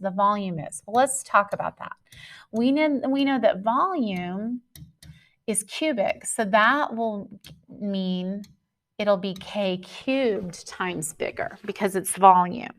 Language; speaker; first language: English; native; English